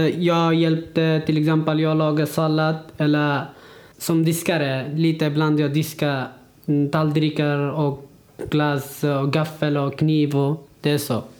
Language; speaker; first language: Swedish; non-native, learner; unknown